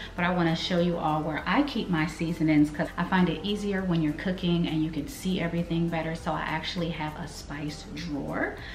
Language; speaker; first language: English; native; English